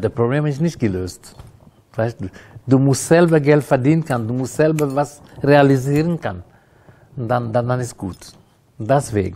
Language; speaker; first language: German; non-native, learner; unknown